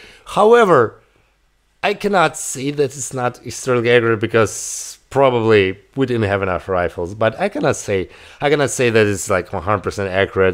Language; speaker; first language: English; non-native, fluent; Russian